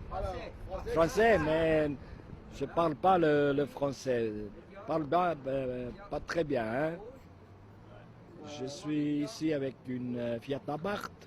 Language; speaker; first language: French; non-native, learner; Italian